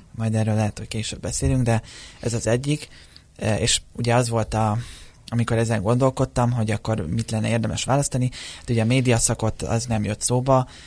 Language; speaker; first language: Hungarian; native; Hungarian